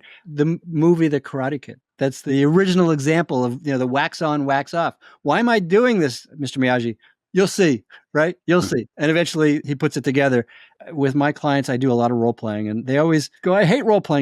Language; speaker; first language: English; native; English